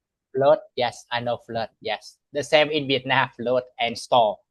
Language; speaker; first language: English; non-native, learner; Vietnamese